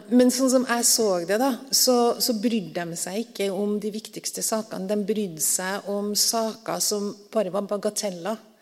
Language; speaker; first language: Norwegian; native; Norwegian